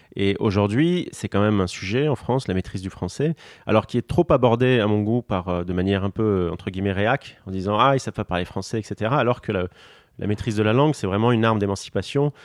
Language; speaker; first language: French; non-native, local second language; Arabic